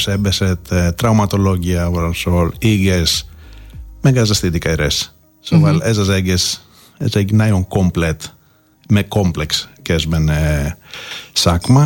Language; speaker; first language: Hungarian; non-native, learner; Greek